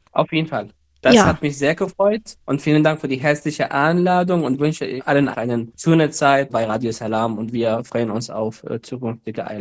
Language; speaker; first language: German; non-native, fluent; Arabic